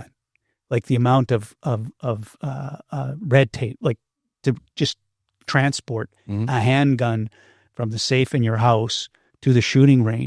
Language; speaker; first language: English; native; English